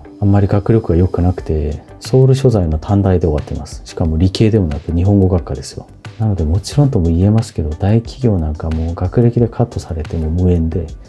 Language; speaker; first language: Japanese; non-native, fluent; Korean